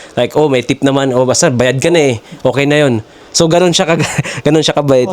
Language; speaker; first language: Filipino; non-native, local second language; Waray